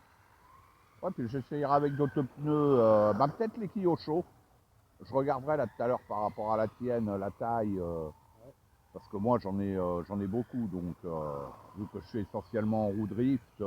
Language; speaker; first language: French; native; French